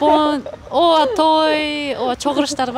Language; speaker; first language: Kyrgyz; non-native, fluent; Japanese